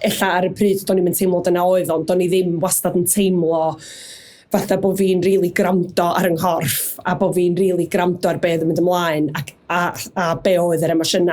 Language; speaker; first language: Welsh; native; Welsh